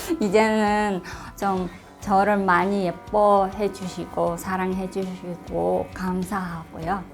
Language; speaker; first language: Korean; non-native, fluent; Russian